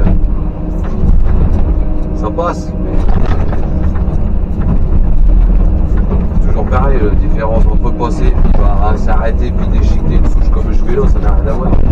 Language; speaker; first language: French; native; French